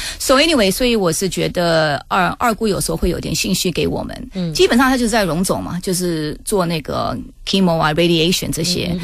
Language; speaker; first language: Chinese; early bilingual, heritage; English